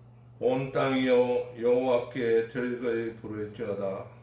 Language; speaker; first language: Korean; native; Korean